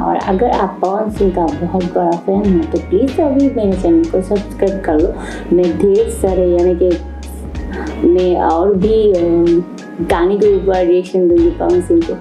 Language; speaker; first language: Hindi; non-native, fluent; Bangla